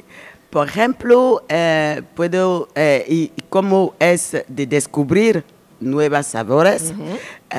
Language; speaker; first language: Spanish; non-native, learner; French